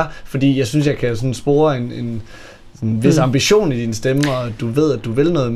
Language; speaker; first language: Danish; native; Danish